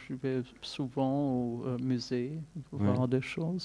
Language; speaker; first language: French; non-native, fluent; German